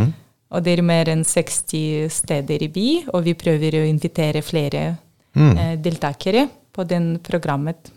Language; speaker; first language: Norwegian; non-native, learner; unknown